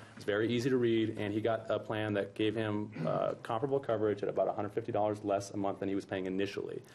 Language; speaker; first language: English; native; English